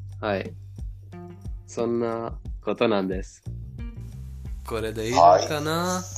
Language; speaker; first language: Japanese; non-native, fluent; Persian